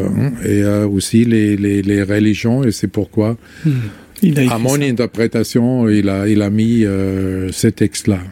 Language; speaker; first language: French; non-native, fluent; German